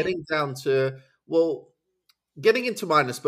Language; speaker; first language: English; native; English